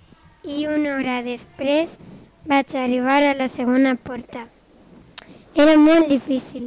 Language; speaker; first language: Catalan; non-native, local second language; Spanish